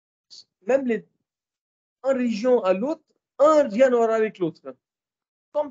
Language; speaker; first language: French; non-native, fluent; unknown